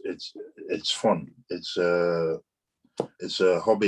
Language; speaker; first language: English; non-native, local second language; Yoruba